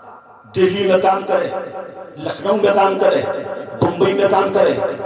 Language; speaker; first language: Urdu; native; Urdu